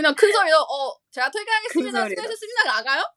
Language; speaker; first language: Korean; non-native, fluent; Chinese